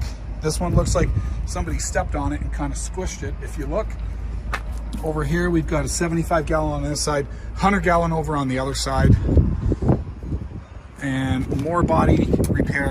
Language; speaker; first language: English; native; English